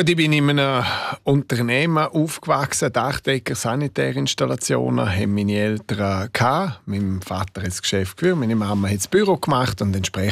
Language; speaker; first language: German; non-native, local second language; Romansh